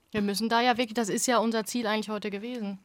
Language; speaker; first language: German; native; German